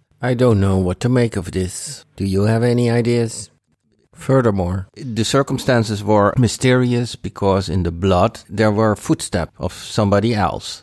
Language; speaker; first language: English; non-native, fluent; Dutch